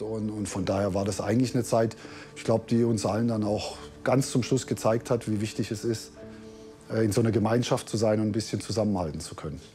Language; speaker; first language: German; native; German